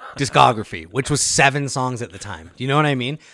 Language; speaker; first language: English; native; English